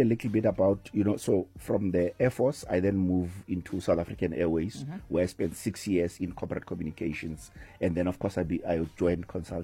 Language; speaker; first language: English; non-native, local second language; Tswana